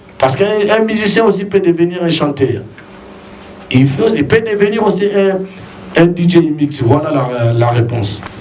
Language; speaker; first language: French; non-native, local second language; Lingala